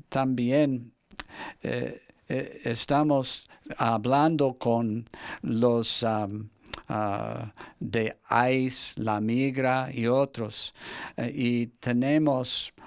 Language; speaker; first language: Spanish; non-native, fluent; English